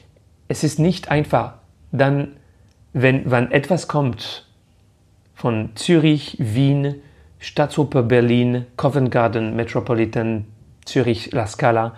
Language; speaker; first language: German; non-native, fluent; French